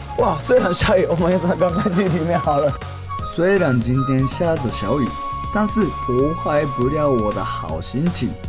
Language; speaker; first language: Chinese; non-native, fluent; Japanese